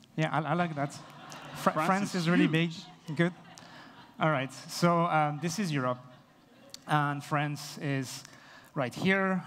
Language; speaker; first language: English; non-native, fluent; French